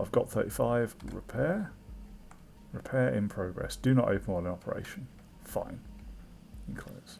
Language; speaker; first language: English; native; English